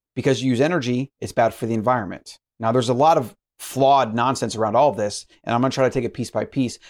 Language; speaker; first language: English; native; English